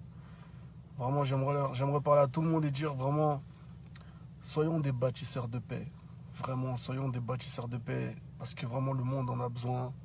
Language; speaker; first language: French; native; French